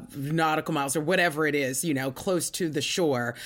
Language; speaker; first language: English; native; English